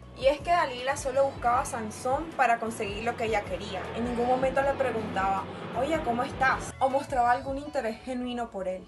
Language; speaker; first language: Spanish; native; Spanish